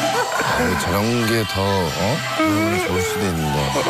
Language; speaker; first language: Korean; native; Korean